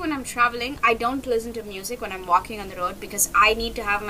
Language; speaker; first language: English; native; English